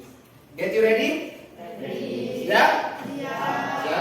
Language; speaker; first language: English; non-native, fluent; Indonesian